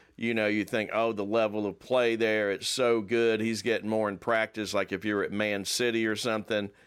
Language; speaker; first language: English; native; English